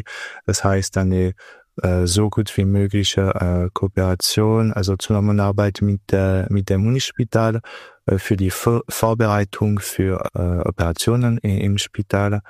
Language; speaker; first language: German; non-native, local second language; French